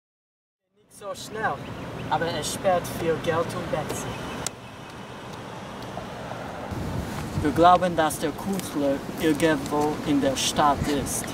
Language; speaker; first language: German; non-native, learner; English